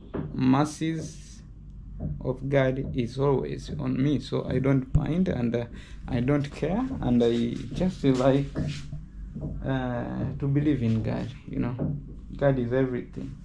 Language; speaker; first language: English; non-native, fluent; Rundi